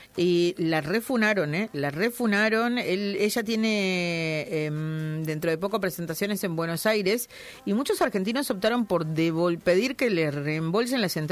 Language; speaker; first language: Spanish; native; Spanish